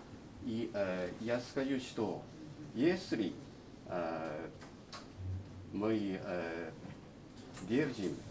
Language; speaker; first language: Russian; non-native, learner; Japanese